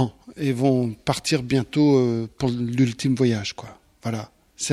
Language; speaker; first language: French; native; French